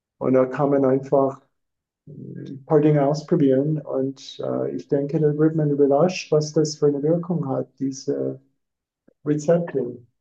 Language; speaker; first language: German; non-native, fluent; English